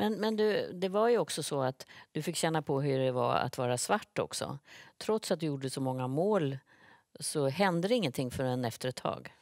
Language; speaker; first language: Swedish; native; Swedish